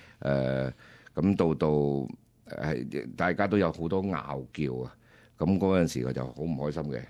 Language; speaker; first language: Cantonese; early bilingual, heritage; Cantonese